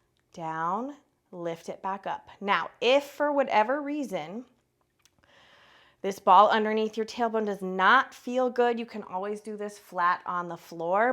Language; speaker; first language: English; native; English